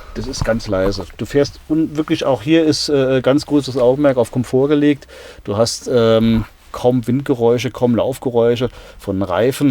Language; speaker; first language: German; native; German